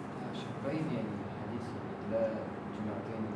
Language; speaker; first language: Arabic; non-native, learner; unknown